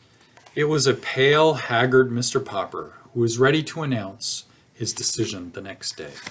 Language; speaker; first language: English; native; English